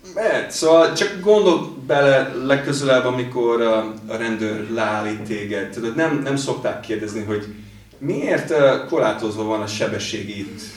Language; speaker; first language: Hungarian; non-native, fluent; English